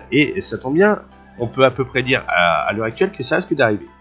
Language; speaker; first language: French; native; French